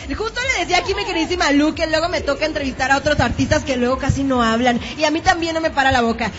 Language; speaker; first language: Spanish; native; Spanish